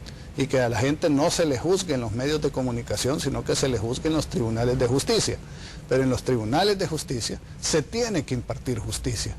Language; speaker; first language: Spanish; native; Spanish